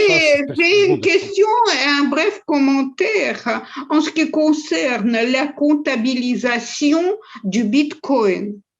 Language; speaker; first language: French; non-native, fluent; Russian